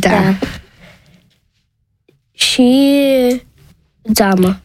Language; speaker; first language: Romanian; non-native, local second language; Ukrainian